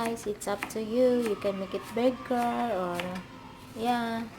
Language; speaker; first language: English; non-native, local second language; Cebuano